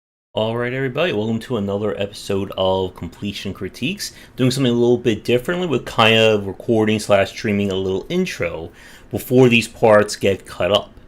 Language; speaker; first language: English; native; English